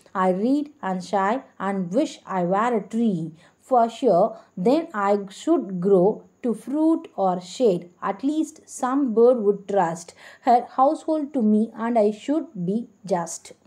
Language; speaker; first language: English; non-native, local second language; Tamil